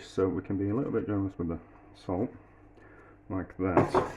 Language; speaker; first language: English; native; English